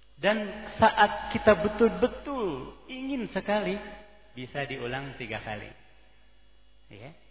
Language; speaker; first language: Indonesian; non-native, local second language; Sundanese